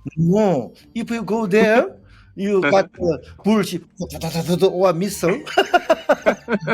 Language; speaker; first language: English; non-native, learner; Korean